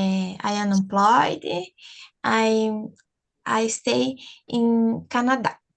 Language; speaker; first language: English; non-native, learner; Portuguese